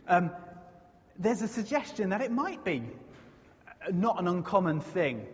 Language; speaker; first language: English; native; English